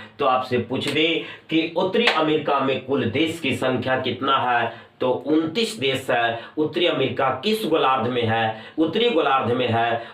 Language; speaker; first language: Hindi; native; Hindi